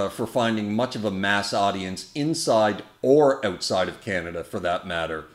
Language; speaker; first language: English; native; English